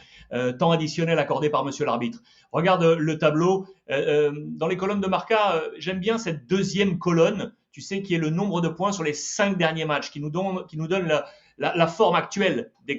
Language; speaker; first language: French; native; French